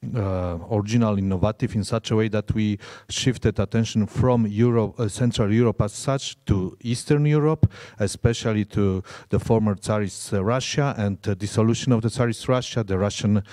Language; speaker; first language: English; non-native, fluent; Polish